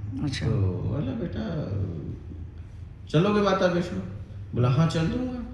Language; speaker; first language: Hindi; native; Hindi